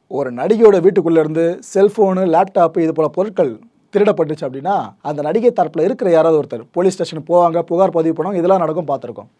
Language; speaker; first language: Tamil; native; Tamil